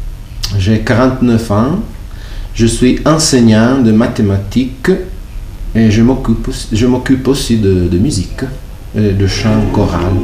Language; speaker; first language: French; non-native, local second language; Italian